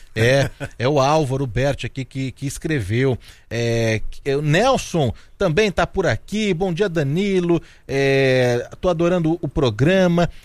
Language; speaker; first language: Portuguese; native; Portuguese